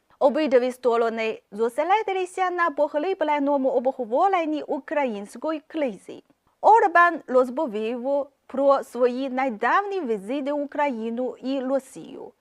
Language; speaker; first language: Ukrainian; non-native, fluent; Chinese